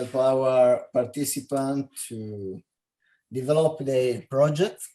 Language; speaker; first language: English; non-native, fluent; Italian